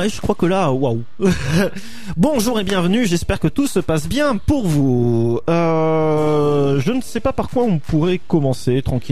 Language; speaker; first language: French; native; French